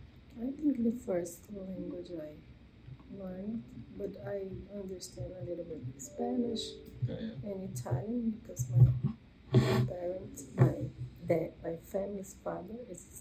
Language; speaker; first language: English; non-native, learner; Portuguese